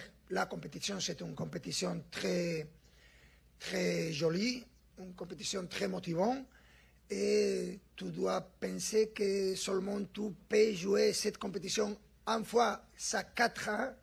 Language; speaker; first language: French; non-native, fluent; Spanish